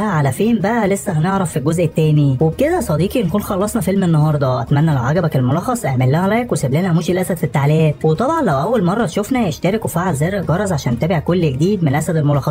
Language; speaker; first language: Arabic; native; Arabic